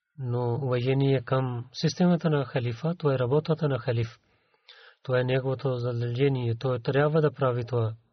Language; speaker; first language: Bulgarian; non-native, learner; Urdu